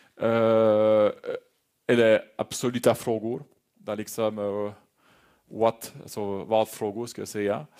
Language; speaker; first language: Swedish; non-native, fluent; French